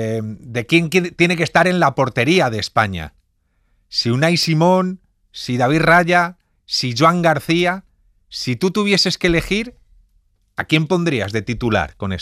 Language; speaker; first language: Spanish; native; Spanish